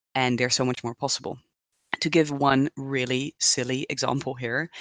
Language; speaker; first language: English; non-native, fluent; Dutch